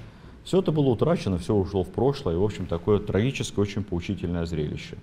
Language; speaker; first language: Russian; native; Russian